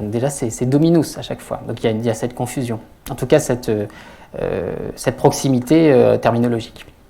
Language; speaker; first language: French; native; French